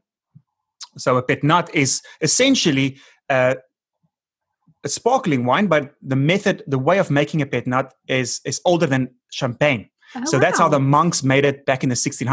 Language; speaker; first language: English; non-native, local second language; Afrikaans